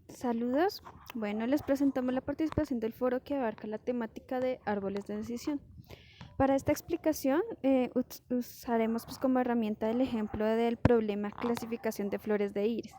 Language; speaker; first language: Spanish; native; Spanish